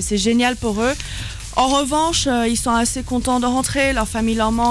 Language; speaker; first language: French; native; French